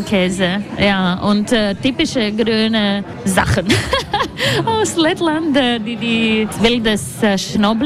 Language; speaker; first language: German; non-native, fluent; Latvian